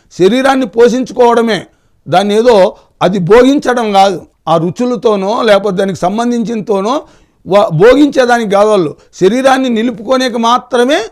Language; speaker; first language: Telugu; native; Telugu